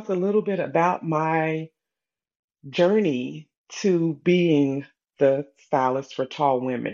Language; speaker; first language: English; native; English